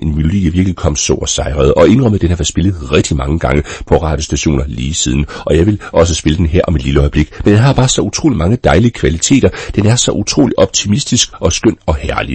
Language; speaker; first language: Danish; native; Danish